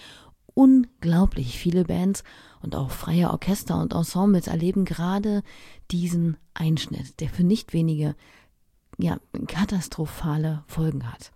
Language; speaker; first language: German; native; German